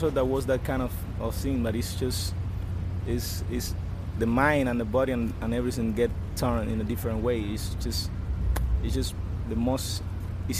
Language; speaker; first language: English; non-native, fluent; Spanish